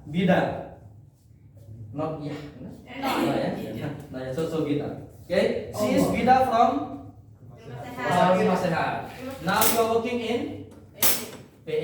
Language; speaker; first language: English; non-native, fluent; Indonesian